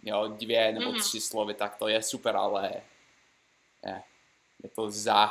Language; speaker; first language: Czech; non-native, learner; English